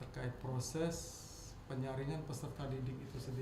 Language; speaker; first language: Indonesian; native; Indonesian